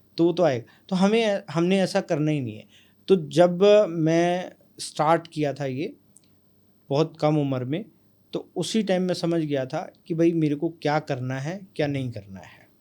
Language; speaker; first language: Hindi; non-native, local second language; Punjabi